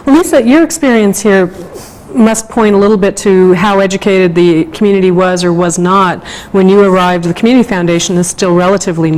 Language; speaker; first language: English; native; English